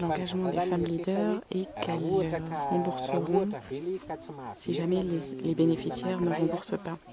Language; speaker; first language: French; native; French